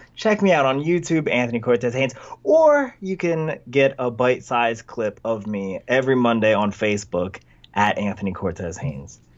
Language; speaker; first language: English; native; English